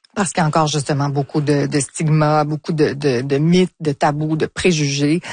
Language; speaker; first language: French; native; French